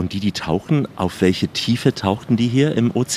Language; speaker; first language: German; native; German